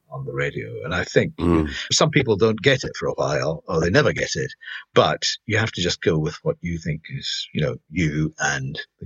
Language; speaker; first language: English; native; English